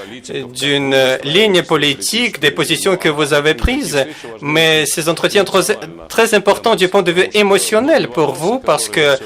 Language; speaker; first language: French; non-native, fluent; Russian